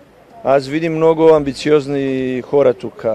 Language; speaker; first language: Bulgarian; non-native, learner; Serbian